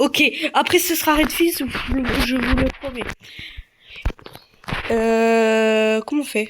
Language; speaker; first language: French; native; French